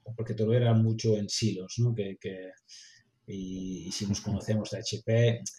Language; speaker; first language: Spanish; non-native, fluent; Dutch